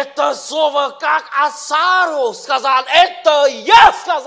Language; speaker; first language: Russian; non-native, learner; Vietnamese